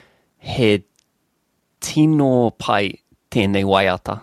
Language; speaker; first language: Māori; non-native, learner; English